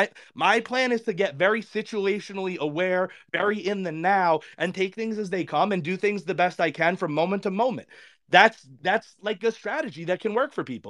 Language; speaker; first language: English; native; English